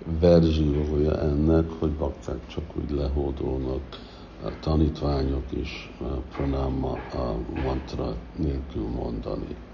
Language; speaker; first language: Hungarian; early bilingual, heritage; Hungarian